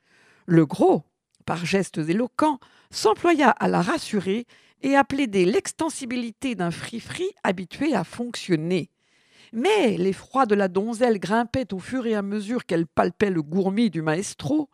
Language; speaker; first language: French; native; French